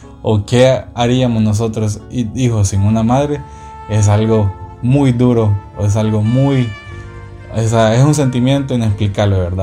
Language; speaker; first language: Spanish; native; Spanish